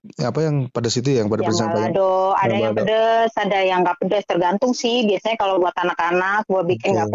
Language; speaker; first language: Indonesian; native; Indonesian